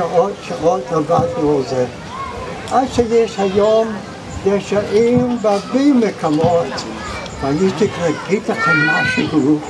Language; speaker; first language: Hebrew; non-native, fluent; English